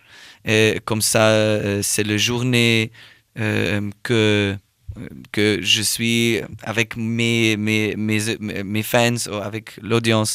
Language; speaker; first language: French; non-native, learner; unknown